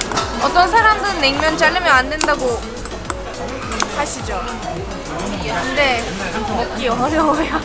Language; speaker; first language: Korean; non-native, fluent; Turkish